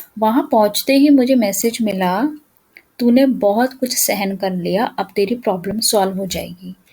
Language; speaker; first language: Hindi; native; Hindi